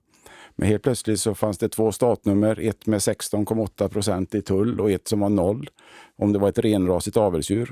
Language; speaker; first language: Swedish; native; Swedish